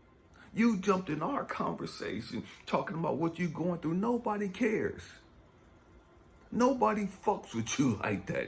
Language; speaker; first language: English; native; English